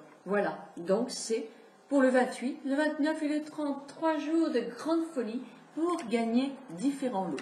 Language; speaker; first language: French; native; French